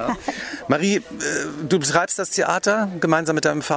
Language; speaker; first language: German; native; German